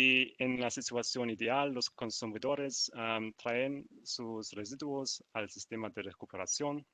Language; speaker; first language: Spanish; non-native, learner; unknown